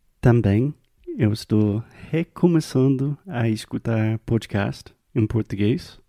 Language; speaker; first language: Portuguese; non-native, fluent; English